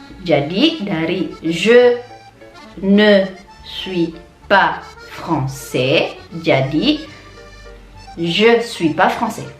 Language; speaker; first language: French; non-native, fluent; Indonesian